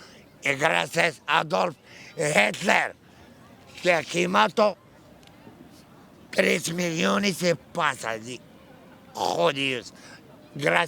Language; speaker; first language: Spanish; non-native, learner; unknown